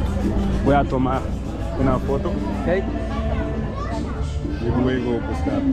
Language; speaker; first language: Spanish; non-native, learner; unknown